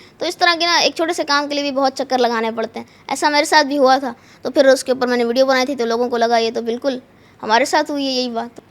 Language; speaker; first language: Urdu; native; Urdu